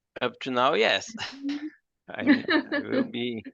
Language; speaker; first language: English; non-native, fluent; Portuguese